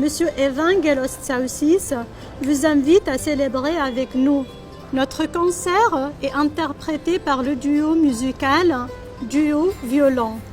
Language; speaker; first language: French; non-native, local second language; Arabic